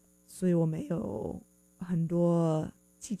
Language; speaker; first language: Chinese; non-native, fluent; English